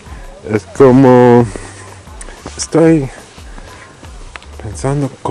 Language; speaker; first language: Spanish; non-native, learner; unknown